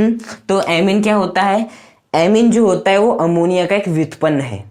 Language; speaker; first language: Hindi; native; Hindi